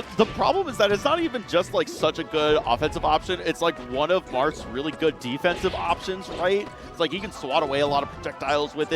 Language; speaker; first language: English; native; English